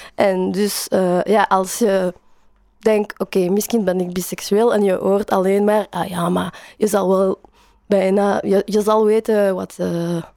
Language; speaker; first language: Dutch; non-native, learner; French